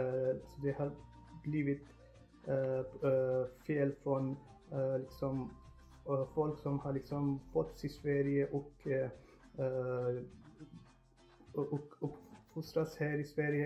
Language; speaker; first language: Swedish; non-native, fluent; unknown